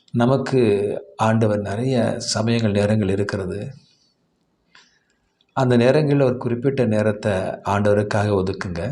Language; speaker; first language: Tamil; native; Tamil